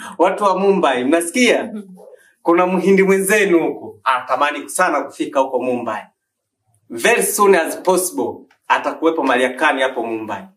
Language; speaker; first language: Swahili; native; Swahili